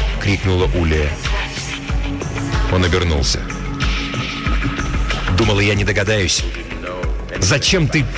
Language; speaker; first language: Russian; native; Russian